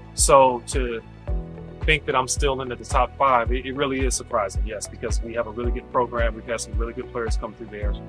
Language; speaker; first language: English; native; English